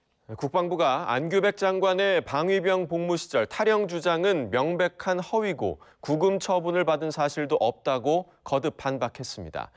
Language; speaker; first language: Korean; native; Korean